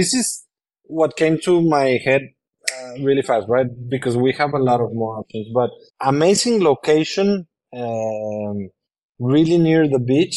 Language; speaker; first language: English; non-native, fluent; Spanish